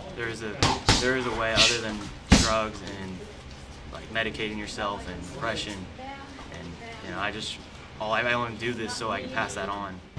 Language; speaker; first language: English; native; English